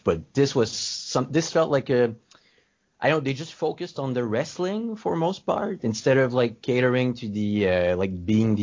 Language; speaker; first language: English; non-native, fluent; French